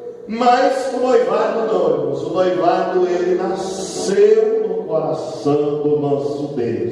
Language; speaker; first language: Portuguese; native; Portuguese